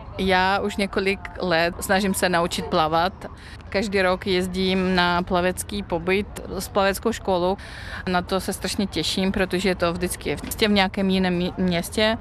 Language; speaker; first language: Czech; non-native, fluent; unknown